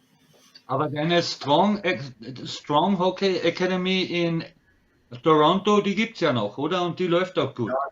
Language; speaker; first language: German; native; German